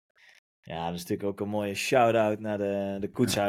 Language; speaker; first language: Dutch; native; Dutch